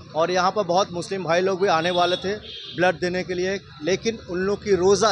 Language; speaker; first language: Hindi; non-native, local second language; Bangla